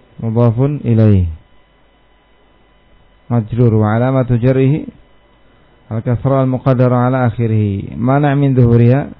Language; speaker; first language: Arabic; non-native, fluent; Indonesian